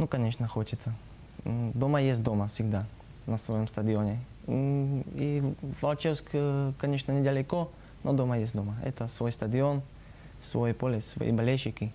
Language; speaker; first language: Russian; non-native, learner; Slovak